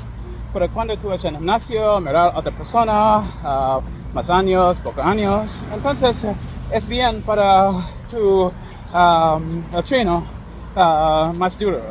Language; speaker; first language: Spanish; non-native, learner; English